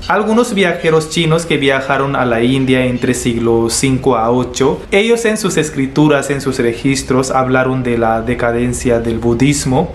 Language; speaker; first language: Spanish; non-native, fluent; Hindi